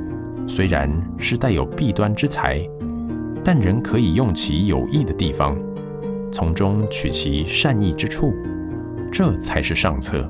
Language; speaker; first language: Chinese; native; Chinese